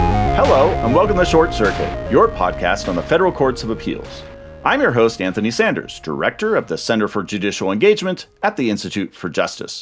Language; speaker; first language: English; native; English